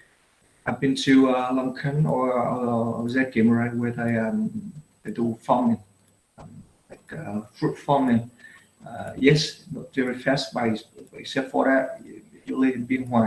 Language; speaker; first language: English; non-native, fluent; Vietnamese